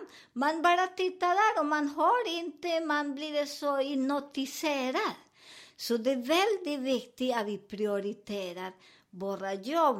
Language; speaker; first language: Swedish; non-native, fluent; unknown